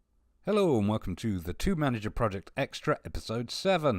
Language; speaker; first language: English; native; English